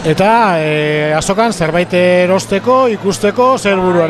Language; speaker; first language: Basque; native; Basque